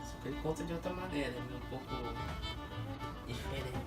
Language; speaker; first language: Portuguese; native; Portuguese